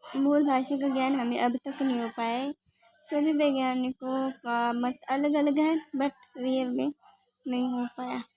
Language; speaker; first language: Hindi; native; Hindi